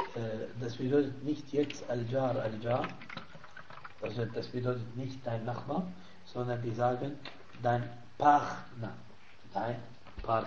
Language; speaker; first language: German; non-native, fluent; Arabic